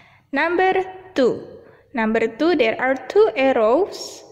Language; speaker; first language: English; non-native, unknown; Indonesian